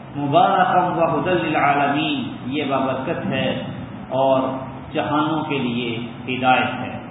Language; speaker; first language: Urdu; non-native, local second language; Punjabi